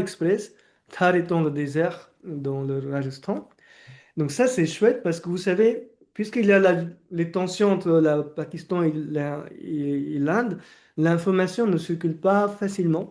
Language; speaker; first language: French; non-native, fluent; Marathi